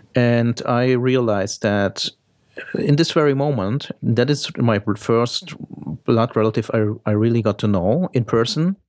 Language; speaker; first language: English; early bilingual, heritage; German